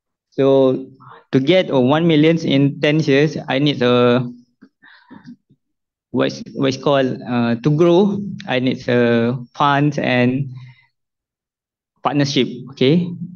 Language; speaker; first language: English; non-native, local second language; Malay